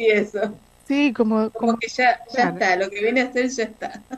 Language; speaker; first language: Spanish; native; Spanish